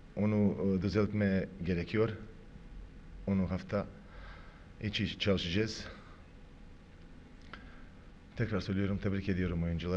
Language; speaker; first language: Turkish; non-native, fluent; Croatian